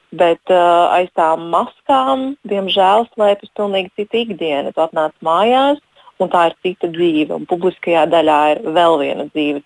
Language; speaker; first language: Latvian; native; Latvian